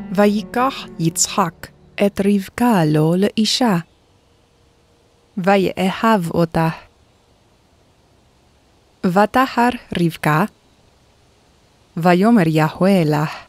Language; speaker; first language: Hebrew; non-native, fluent; Korean